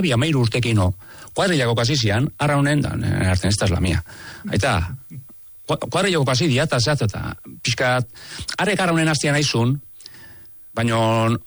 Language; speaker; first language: Basque; native; Basque